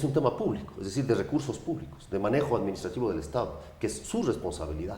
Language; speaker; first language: Spanish; native; Spanish